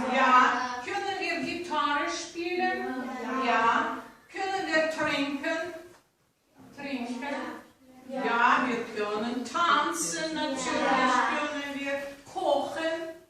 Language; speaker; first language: German; non-native, fluent; Russian